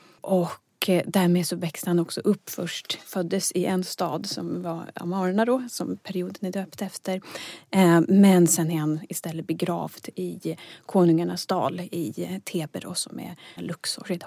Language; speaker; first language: Swedish; native; Swedish